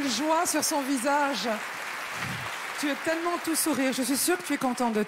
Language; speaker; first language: French; native; French